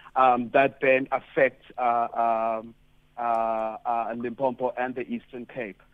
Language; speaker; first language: English; non-native, local second language; Xhosa